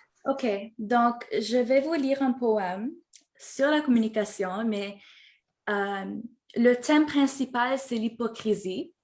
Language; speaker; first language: French; early bilingual, heritage; French